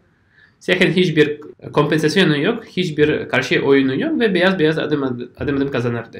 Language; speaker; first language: Turkish; non-native, fluent; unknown